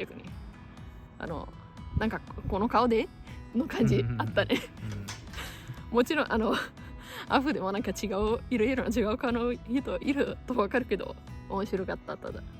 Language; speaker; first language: Japanese; non-native, fluent; Italian